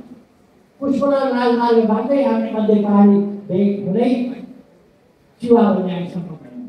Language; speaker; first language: Nepali; native; Nepali